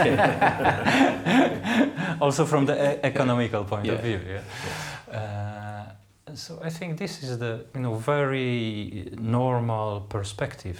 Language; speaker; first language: English; non-native, fluent; Polish